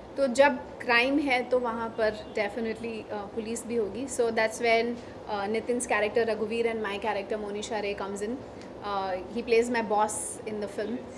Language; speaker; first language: Hindi; native; Hindi